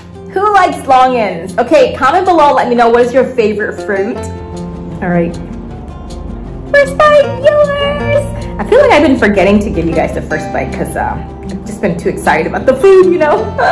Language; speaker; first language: English; early bilingual, other home language; Vietnamese